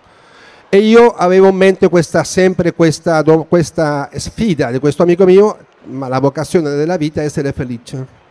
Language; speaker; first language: Italian; non-native, fluent; Spanish